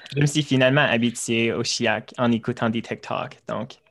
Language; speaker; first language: French; native; French